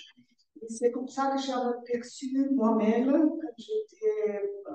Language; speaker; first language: French; non-native, learner; Portuguese